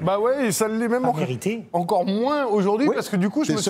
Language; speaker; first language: French; native; French